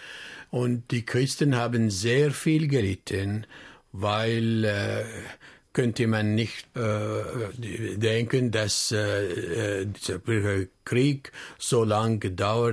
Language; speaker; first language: German; non-native, fluent; Arabic